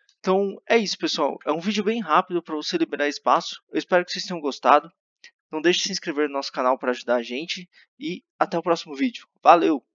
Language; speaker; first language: Portuguese; native; Portuguese